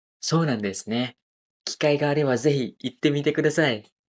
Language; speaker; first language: Japanese; non-native, learner; Malay